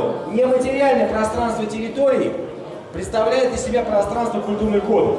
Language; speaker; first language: Russian; native; Russian